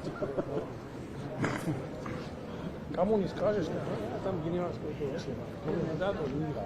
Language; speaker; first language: Russian; non-native, local second language; Georgian